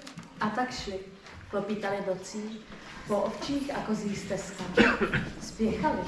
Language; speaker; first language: Czech; native; Czech